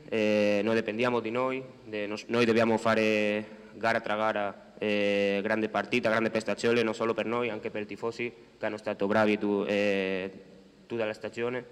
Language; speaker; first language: Italian; non-native, fluent; Spanish